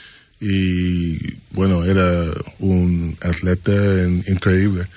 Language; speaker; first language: Spanish; non-native, learner; English